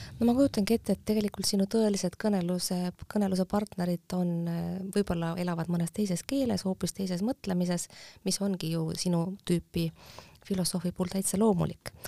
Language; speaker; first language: Estonian; native; Estonian